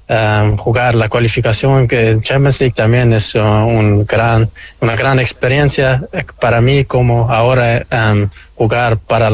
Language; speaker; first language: Spanish; early bilingual, heritage; Spanish